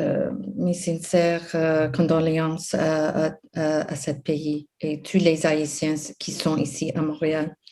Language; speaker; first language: French; non-native, local second language; English